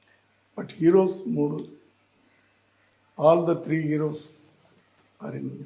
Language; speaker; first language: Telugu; non-native, learner; Tamil